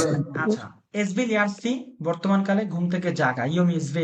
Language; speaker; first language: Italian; non-native, fluent; Bangla